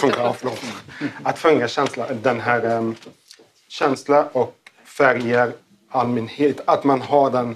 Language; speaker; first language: Swedish; non-native, learner; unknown